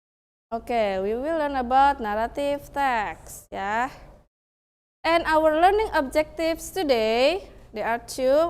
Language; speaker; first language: English; non-native, fluent; Indonesian